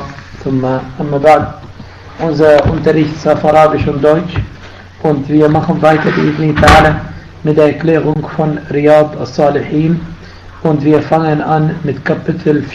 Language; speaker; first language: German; non-native, fluent; Arabic